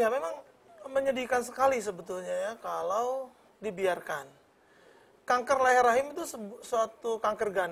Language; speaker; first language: Indonesian; native; Indonesian